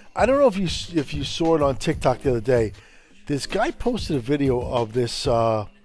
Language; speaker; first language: English; non-native, fluent; Italian